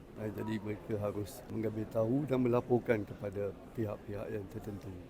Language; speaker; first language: Malay; native; Malay